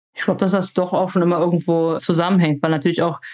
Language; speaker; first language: German; native; German